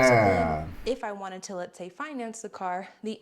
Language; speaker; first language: English; native; English